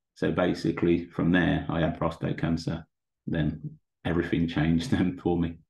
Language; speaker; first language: English; native; English